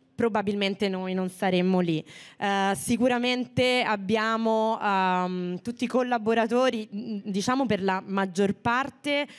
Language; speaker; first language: Italian; native; Italian